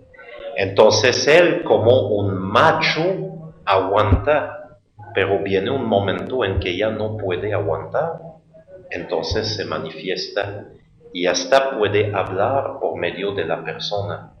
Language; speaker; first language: Spanish; non-native, fluent; French